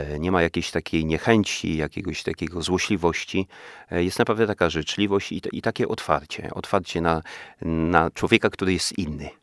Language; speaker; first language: Polish; native; Polish